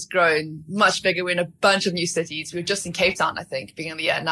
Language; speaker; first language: English; native; English